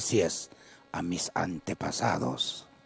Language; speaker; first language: Spanish; non-native, local second language; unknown